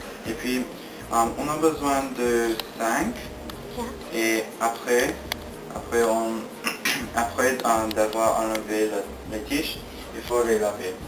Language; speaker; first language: French; non-native, learner; English